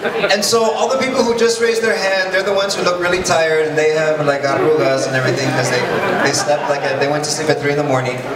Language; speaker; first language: English; early bilingual, other home language; Spanish